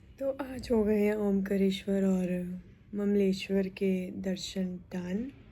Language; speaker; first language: Hindi; non-native, local second language; Punjabi